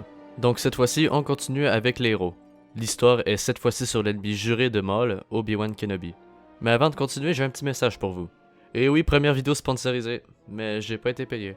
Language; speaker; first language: French; native; French